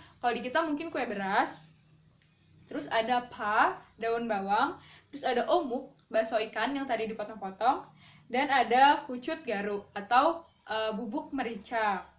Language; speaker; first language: Indonesian; native; Indonesian